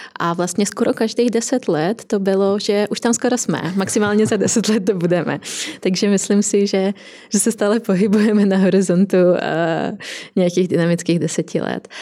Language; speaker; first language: Czech; non-native, fluent; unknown